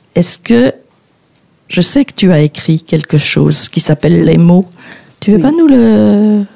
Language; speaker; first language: French; native; French